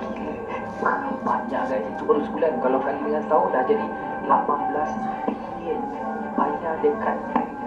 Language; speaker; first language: Malay; native; Malay